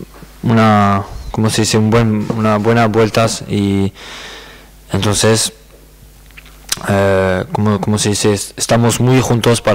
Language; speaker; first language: Spanish; non-native, learner; French